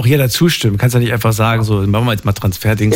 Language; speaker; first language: German; native; German